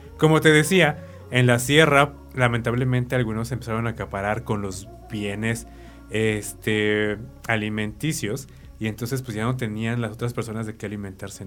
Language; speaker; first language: Spanish; native; Spanish